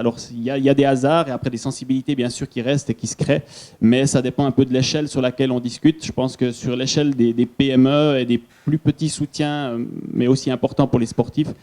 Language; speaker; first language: French; native; French